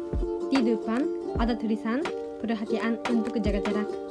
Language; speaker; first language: Indonesian; non-native, fluent; Japanese